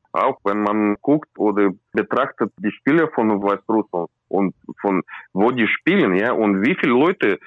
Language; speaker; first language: German; non-native, learner; Russian